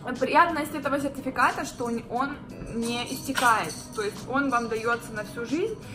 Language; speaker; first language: Russian; native; Russian